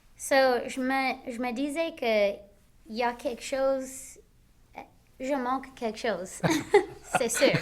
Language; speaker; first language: French; non-native, local second language; English